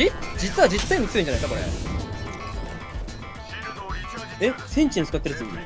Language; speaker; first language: Japanese; native; Japanese